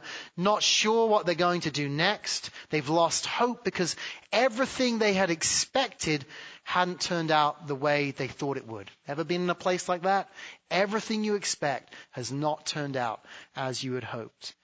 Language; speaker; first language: English; native; English